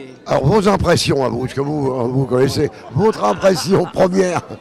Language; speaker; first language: French; native; French